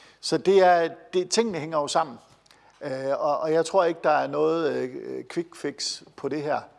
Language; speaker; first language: Danish; native; Danish